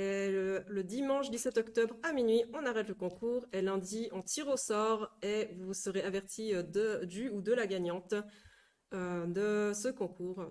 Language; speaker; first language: French; native; French